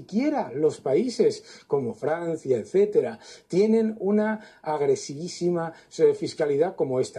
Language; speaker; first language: Spanish; native; Spanish